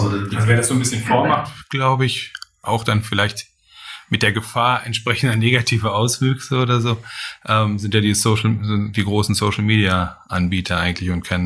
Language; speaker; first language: German; native; German